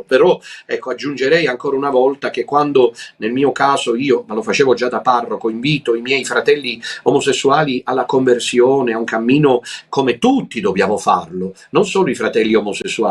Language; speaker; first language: Italian; native; Italian